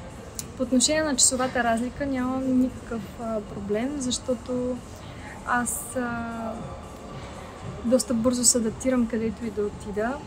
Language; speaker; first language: Bulgarian; native; Bulgarian